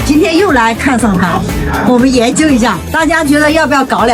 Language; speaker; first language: Chinese; native; Chinese